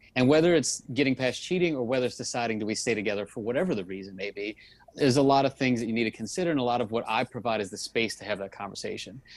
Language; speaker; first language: English; native; English